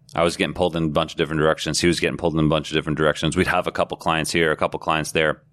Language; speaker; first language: English; native; English